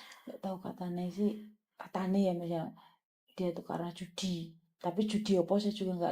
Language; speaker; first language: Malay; non-native, local second language; Javanese